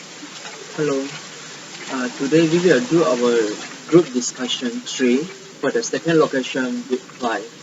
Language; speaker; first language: English; non-native, local second language; Malay